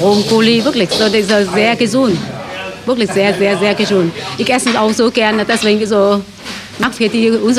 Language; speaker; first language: German; non-native, local second language; Vietnamese